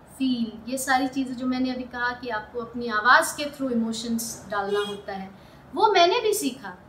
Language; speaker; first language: Hindi; native; Hindi